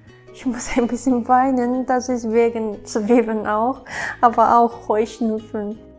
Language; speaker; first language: German; non-native, learner; Japanese